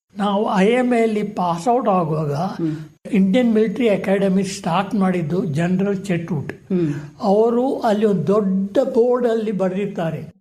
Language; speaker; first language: Kannada; non-native, local second language; Kodava